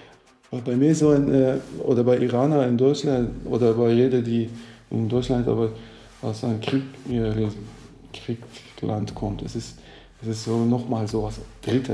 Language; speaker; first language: German; non-native, fluent; Persian